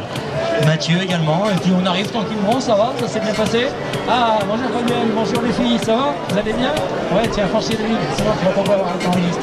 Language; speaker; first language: French; native; French